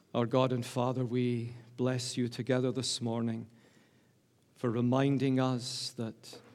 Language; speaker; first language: English; native; English